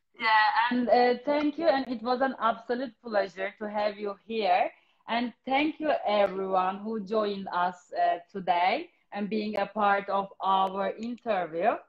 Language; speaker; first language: English; non-native, fluent; Turkish